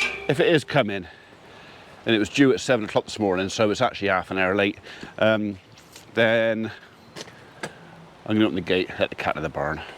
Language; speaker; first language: English; native; English